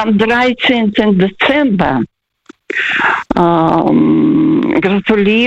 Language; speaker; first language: German; early bilingual, heritage; Russian